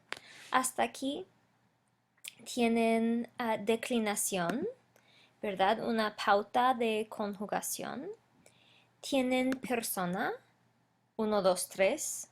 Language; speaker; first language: Spanish; non-native, fluent; English